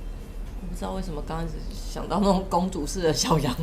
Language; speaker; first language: Chinese; native; Chinese